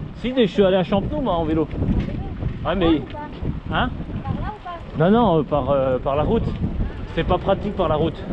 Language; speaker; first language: French; native; French